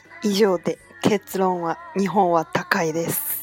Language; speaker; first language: Japanese; non-native, fluent; Chinese